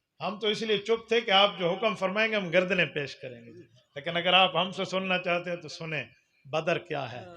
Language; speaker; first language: Urdu; non-native, local second language; Punjabi